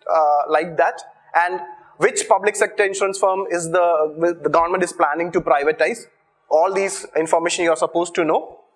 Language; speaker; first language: English; non-native, local second language; Malayalam